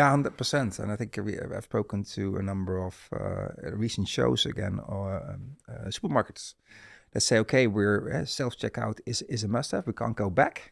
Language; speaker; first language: English; non-native, fluent; Dutch